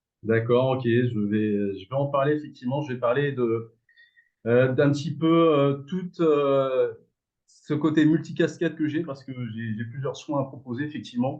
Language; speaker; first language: French; native; French